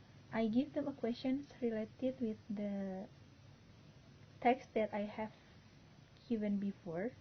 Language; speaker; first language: English; non-native, learner; Indonesian